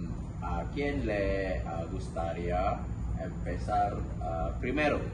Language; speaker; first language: Spanish; non-native, learner; Malay